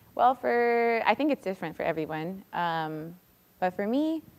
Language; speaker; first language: English; native; English